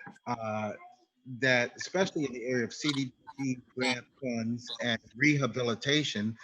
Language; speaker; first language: English; native; English